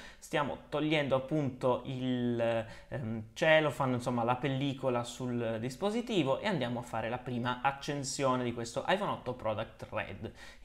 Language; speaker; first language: Italian; native; Italian